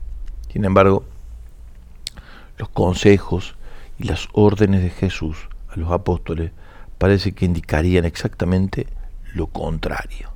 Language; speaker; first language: Spanish; native; Spanish